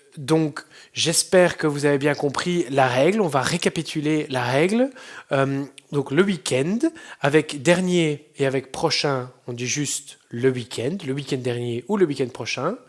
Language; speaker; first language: French; non-native, fluent; Dutch